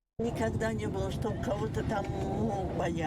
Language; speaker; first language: Russian; native; Russian